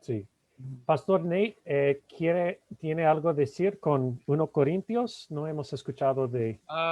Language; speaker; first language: Spanish; non-native, fluent; English